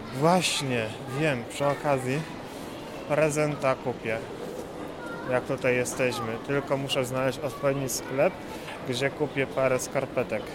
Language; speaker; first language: Polish; native; Polish